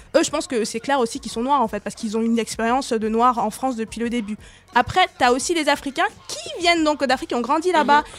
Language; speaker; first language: French; early bilingual, other home language; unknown